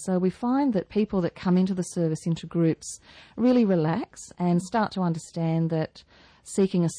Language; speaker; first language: English; native; English